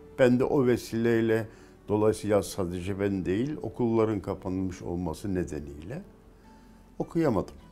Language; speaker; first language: Turkish; native; Turkish